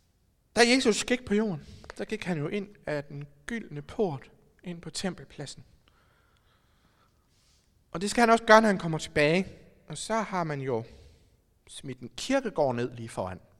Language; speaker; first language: Danish; native; Danish